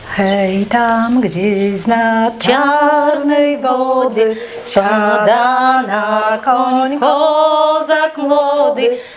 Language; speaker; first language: Polish; non-native, learner; Ukrainian